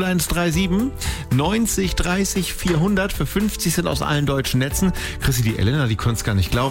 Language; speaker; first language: German; native; German